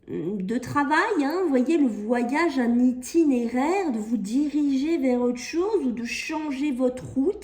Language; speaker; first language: French; native; French